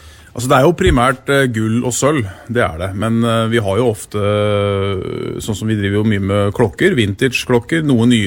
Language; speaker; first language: Norwegian; native; Norwegian